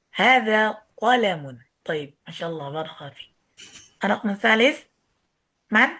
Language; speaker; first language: Arabic; non-native, fluent; Indonesian